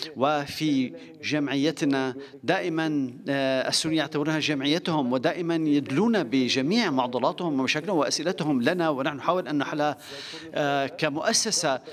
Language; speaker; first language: Arabic; non-native, fluent; Turkish